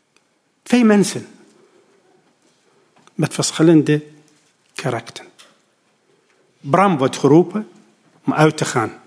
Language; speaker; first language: Dutch; non-native, learner; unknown